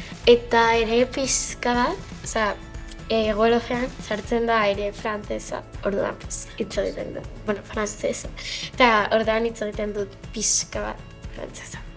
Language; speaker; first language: Basque; early bilingual, other home language; Wolof